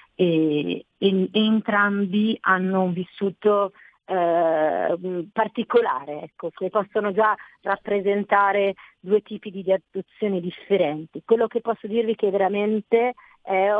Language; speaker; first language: Italian; native; Italian